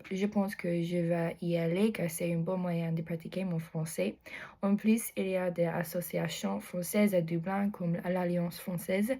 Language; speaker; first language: French; non-native, learner; English